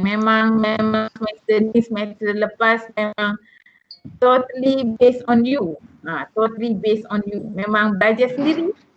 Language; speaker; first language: English; non-native, local second language; Malay